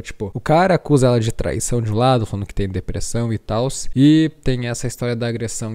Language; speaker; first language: Portuguese; native; Portuguese